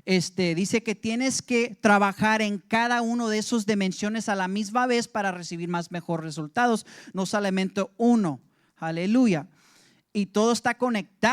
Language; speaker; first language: Spanish; early bilingual, heritage; English